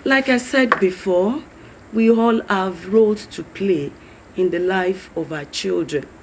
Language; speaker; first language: English; non-native, local second language; Yoruba